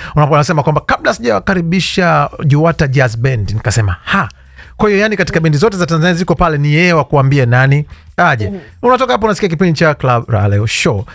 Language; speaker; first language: Swahili; native; Swahili